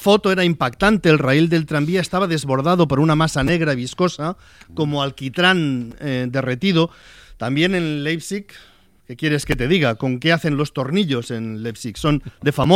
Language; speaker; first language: Spanish; native; Spanish